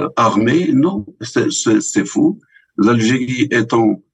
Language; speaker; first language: French; non-native, local second language; Arabic